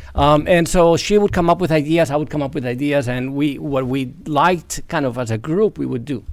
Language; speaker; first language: English; non-native, fluent; Spanish